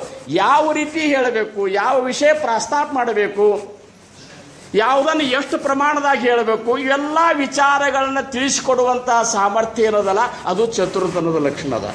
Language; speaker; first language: Kannada; native; Kannada